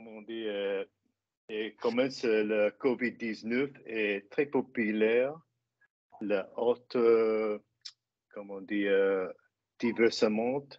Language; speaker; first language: French; non-native, learner; English